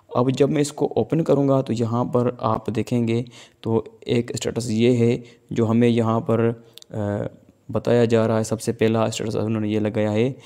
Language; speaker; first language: Urdu; non-native, local second language; Sindhi